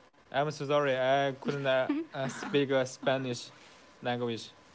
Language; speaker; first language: English; non-native, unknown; Chinese